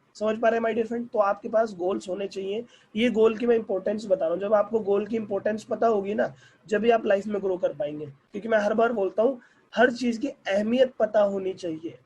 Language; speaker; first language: Hindi; native; Hindi